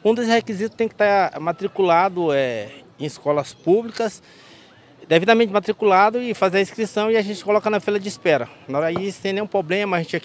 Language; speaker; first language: Portuguese; native; Portuguese